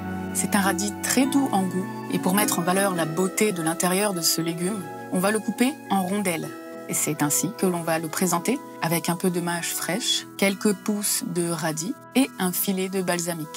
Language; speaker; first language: French; native; French